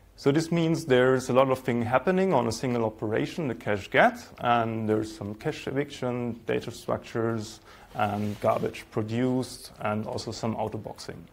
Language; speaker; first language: English; non-native, fluent; German